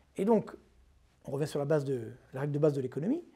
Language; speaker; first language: French; native; French